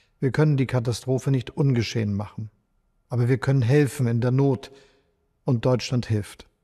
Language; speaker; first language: German; native; German